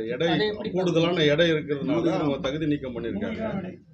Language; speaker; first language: Tamil; native; Tamil